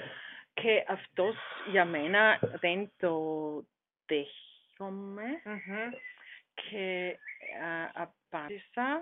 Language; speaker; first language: Greek; non-native, learner; German